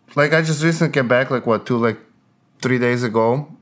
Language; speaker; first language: English; non-native, fluent; Ukrainian